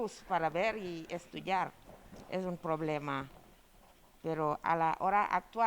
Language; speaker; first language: Spanish; non-native, fluent; Wolof